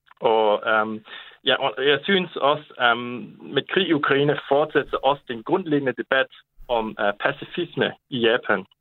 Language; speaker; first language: Danish; non-native, fluent; Japanese